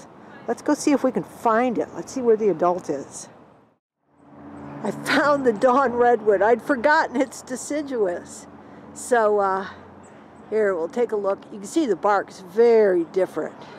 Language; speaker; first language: English; native; English